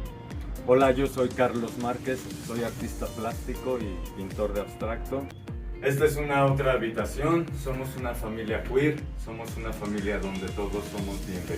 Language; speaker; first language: Spanish; native; Spanish